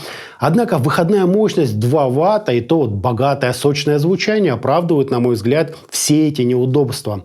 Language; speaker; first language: Russian; native; Russian